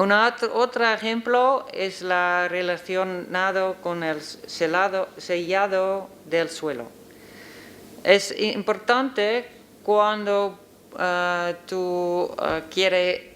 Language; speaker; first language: Spanish; non-native, learner; Dutch